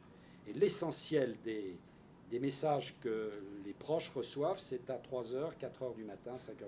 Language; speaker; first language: French; native; French